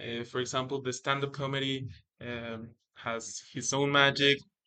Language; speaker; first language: English; non-native, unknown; Spanish